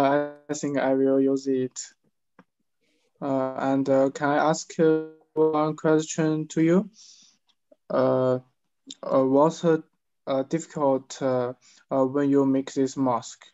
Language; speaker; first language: English; non-native, learner; Chinese